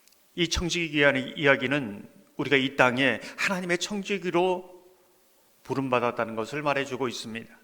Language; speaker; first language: Korean; native; Korean